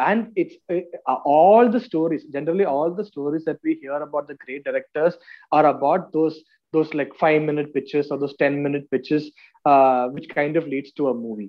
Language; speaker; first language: English; non-native, local second language; Malayalam